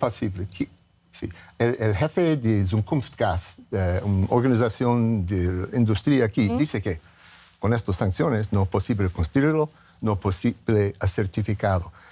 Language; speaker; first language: Spanish; non-native, learner; English